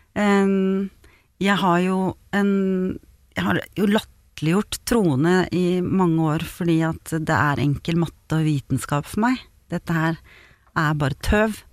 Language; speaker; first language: Norwegian; native; Norwegian